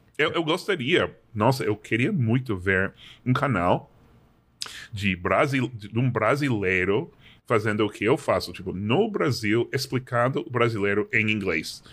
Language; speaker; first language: Portuguese; non-native, fluent; English